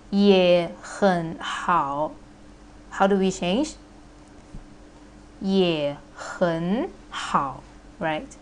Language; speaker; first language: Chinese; non-native, fluent; Thai